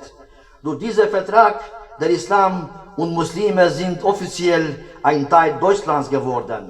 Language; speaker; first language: German; non-native, learner; Albanian